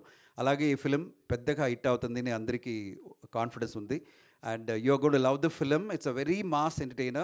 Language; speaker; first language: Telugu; non-native, learner; Tamil